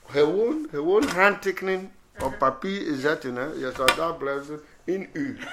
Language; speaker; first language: Dutch; non-native, learner; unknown